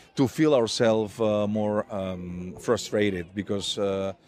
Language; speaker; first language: English; non-native, fluent; Catalan